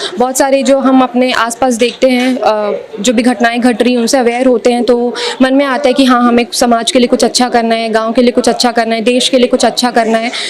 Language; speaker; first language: Hindi; native; Hindi